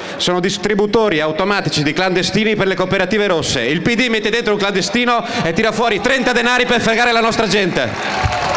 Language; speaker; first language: Italian; native; Italian